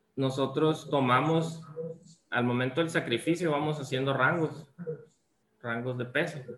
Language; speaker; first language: Spanish; native; Spanish